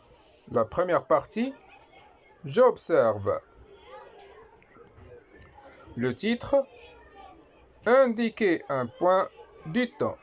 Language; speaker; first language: French; non-native, local second language; Arabic